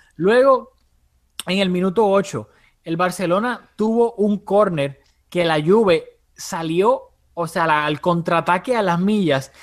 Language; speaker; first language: Spanish; early bilingual, heritage; Spanish